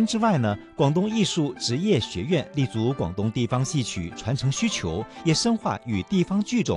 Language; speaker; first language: Chinese; native; Chinese